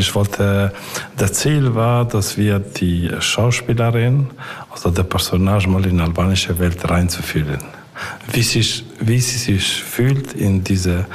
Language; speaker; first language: German; non-native, learner; Albanian